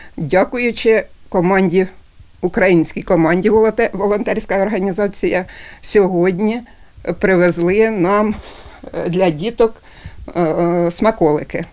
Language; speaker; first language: Ukrainian; native; Ukrainian